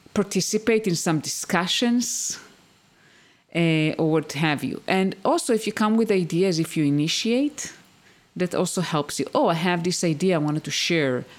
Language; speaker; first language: English; non-native, fluent; Hebrew